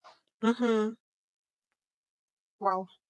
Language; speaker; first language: English; non-native, fluent; Russian